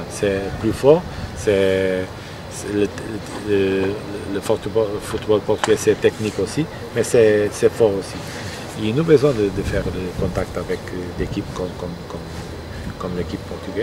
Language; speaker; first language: French; non-native, fluent; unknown